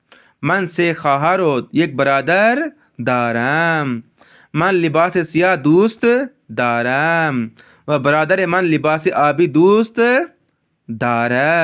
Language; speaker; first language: Persian; non-native, fluent; Urdu